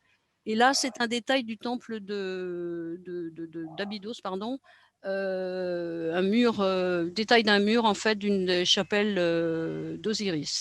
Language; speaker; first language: French; native; French